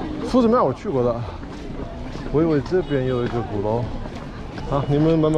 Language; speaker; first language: Chinese; non-native, fluent; English